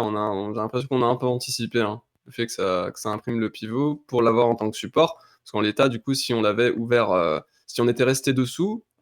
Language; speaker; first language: French; native; French